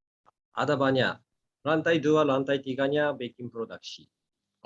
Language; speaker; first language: Indonesian; non-native, learner; Japanese